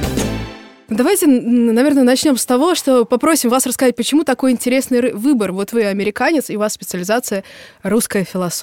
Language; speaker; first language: Russian; native; Russian